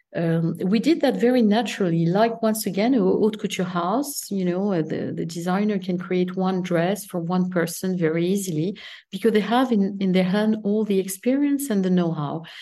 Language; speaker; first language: English; non-native, fluent; French